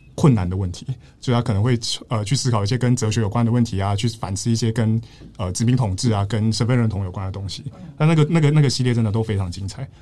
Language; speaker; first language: Chinese; native; Chinese